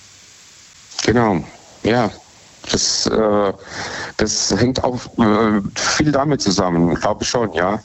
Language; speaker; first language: German; native; German